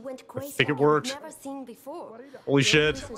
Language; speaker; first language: English; native; English